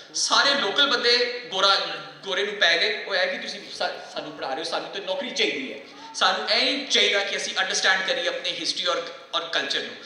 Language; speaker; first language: Punjabi; native; Punjabi